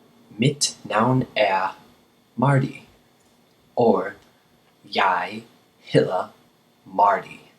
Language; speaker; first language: Danish; non-native, learner; English